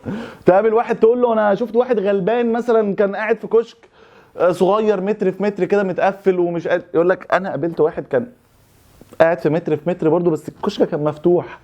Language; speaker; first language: Arabic; native; Arabic